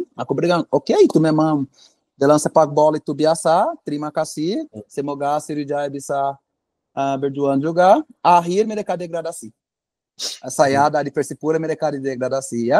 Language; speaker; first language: Indonesian; non-native, fluent; Portuguese